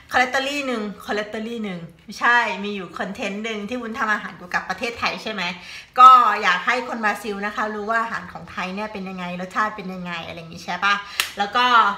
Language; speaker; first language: Thai; native; Thai